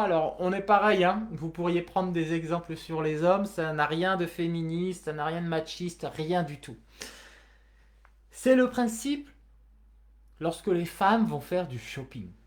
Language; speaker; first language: French; native; French